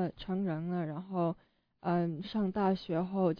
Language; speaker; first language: Chinese; early bilingual, heritage; Chinese